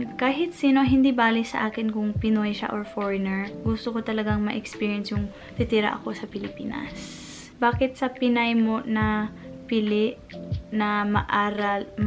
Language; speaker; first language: Filipino; non-native, fluent; English